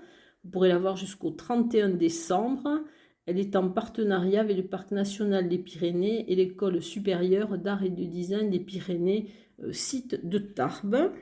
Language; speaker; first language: French; native; French